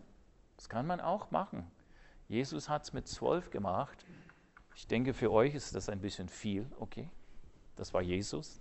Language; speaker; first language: German; non-native, fluent; English